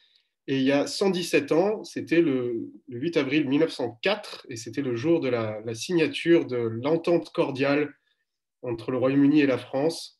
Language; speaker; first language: French; native; French